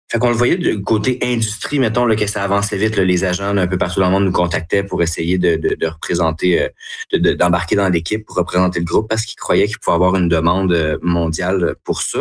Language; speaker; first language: French; native; French